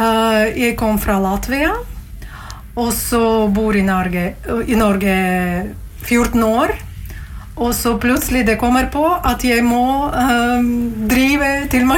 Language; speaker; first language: Norwegian; non-native, learner; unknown